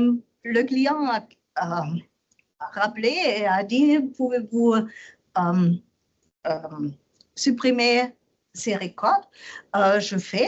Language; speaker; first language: French; non-native, learner; German